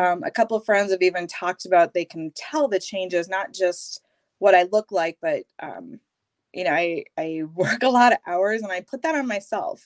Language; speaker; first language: English; native; English